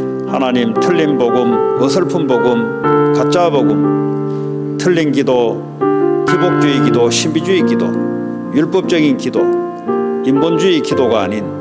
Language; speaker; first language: Korean; native; Korean